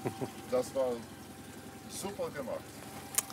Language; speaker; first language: German; non-native, learner; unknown